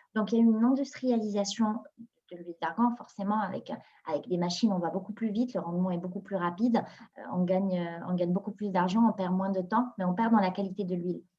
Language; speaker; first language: French; non-native, local second language; Arabic